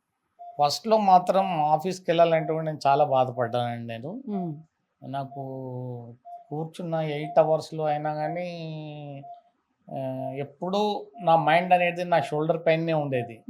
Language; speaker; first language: Telugu; native; Telugu